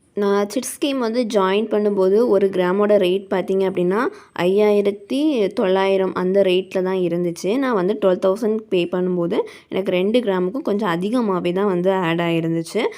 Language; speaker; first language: Tamil; native; Tamil